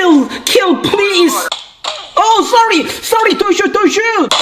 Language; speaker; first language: English; non-native, learner; Korean